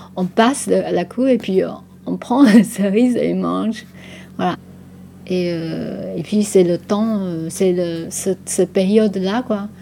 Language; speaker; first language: French; non-native, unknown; Min Nan Chinese